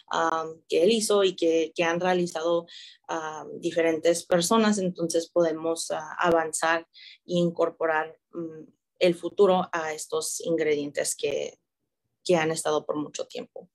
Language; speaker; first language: Spanish; early bilingual, heritage; Spanish